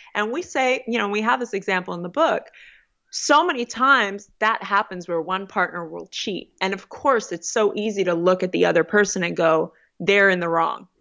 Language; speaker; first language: English; native; English